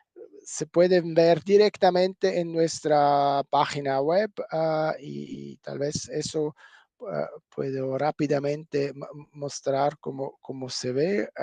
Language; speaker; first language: Spanish; non-native, fluent; German